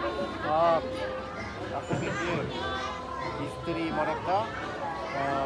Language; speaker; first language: Indonesian; non-native, learner; Korean